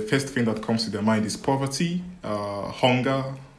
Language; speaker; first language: English; non-native, local second language; Igbo